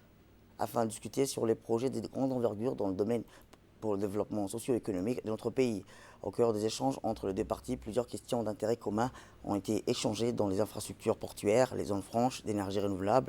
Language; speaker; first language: French; native; French